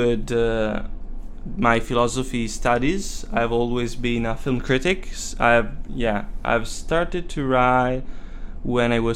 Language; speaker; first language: English; non-native, fluent; Italian